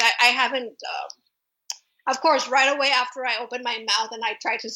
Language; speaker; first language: English; early bilingual, other home language; Spanish